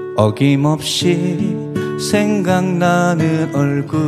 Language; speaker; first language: Korean; native; Korean